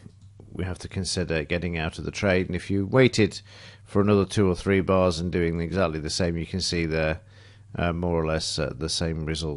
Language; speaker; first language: English; native; English